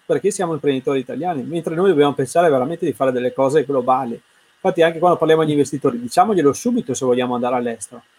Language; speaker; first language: Italian; native; Italian